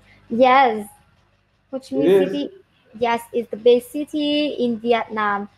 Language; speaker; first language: English; non-native, learner; Vietnamese